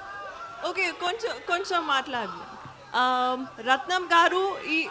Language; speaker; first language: Telugu; non-native, learner; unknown